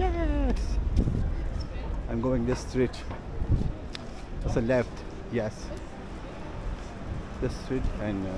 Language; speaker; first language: English; non-native, learner; Persian